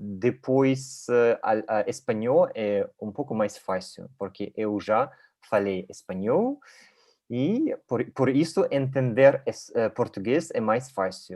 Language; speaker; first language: Portuguese; non-native, learner; Russian